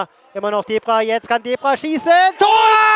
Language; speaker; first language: German; native; German